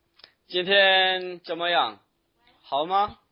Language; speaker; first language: Chinese; non-native, learner; Korean